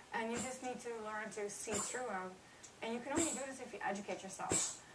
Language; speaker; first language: English; non-native, fluent; Dutch